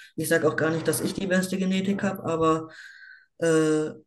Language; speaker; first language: German; native; German